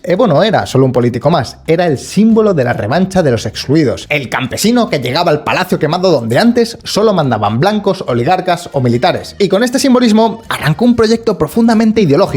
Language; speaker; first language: Spanish; native; Spanish